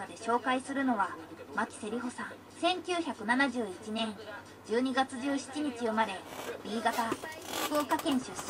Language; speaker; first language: Japanese; native; Japanese